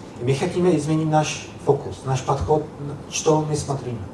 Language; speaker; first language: Russian; non-native, learner; Czech